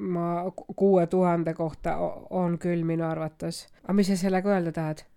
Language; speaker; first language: Estonian; non-native, local second language; Russian